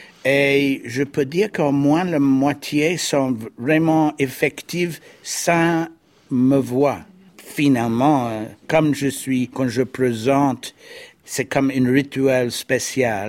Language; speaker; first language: French; non-native, fluent; English